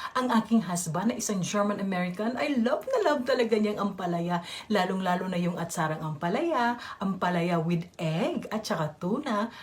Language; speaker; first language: Filipino; native; Filipino